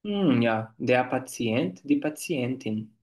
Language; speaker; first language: German; non-native, fluent; Portuguese